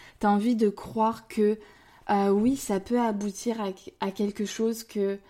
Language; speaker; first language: French; native; French